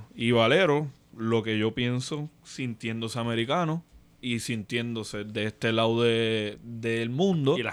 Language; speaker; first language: Spanish; native; Spanish